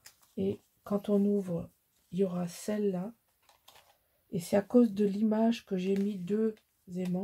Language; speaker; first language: French; native; French